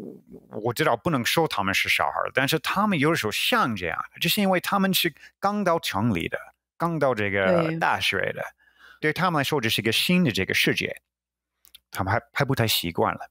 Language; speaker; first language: Chinese; non-native, fluent; English